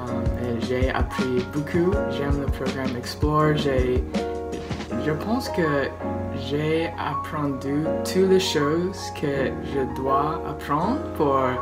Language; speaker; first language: French; non-native, learner; English